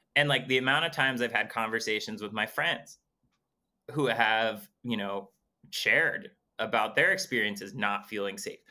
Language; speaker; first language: English; native; English